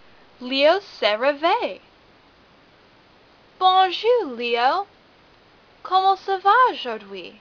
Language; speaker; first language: French; non-native, learner; English